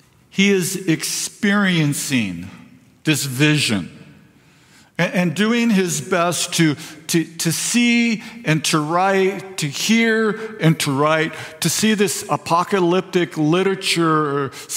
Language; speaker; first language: English; native; English